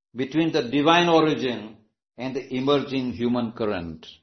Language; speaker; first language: English; non-native, local second language; Gujarati